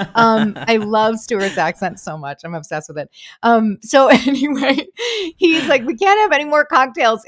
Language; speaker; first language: English; native; English